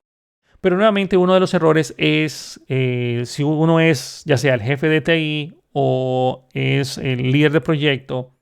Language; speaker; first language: Spanish; native; Spanish